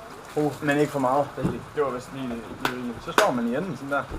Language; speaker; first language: Danish; native; Danish